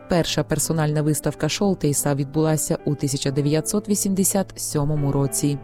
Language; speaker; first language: Ukrainian; non-native, local second language; Hungarian